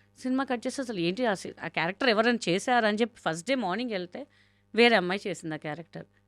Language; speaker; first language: Telugu; non-native, local second language; Hindi